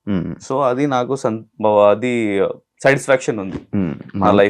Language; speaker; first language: Telugu; non-native, local second language; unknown